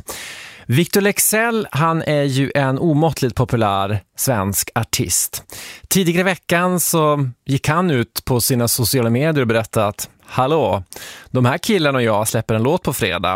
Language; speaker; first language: Swedish; native; Swedish